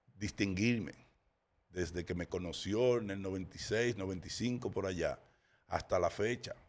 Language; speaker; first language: Spanish; early bilingual, heritage; Spanish